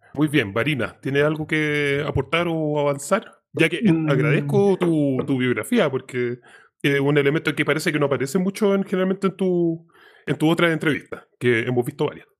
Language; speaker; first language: Spanish; native; Spanish